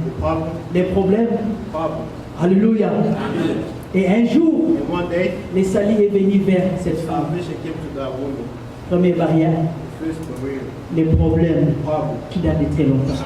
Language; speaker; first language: French; non-native, local second language; Lingala